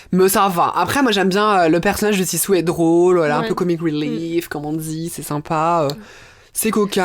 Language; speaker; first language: French; native; French